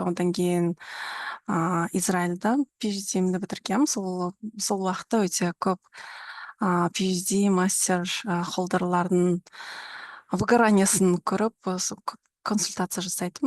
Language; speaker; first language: Kazakh; non-native, local second language; Russian